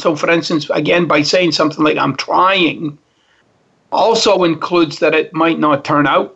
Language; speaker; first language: English; native; English